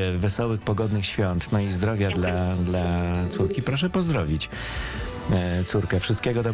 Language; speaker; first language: Polish; native; Polish